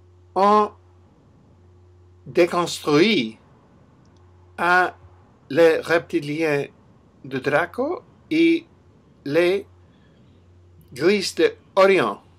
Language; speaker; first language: French; non-native, learner; English